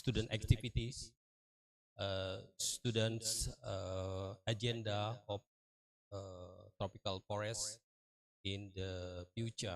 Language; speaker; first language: English; non-native, learner; Indonesian